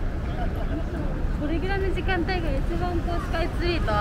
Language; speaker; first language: Japanese; native; Japanese